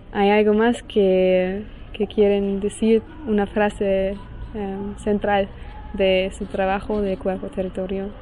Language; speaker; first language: Spanish; non-native, fluent; German